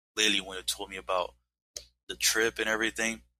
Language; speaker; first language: English; non-native, fluent; Portuguese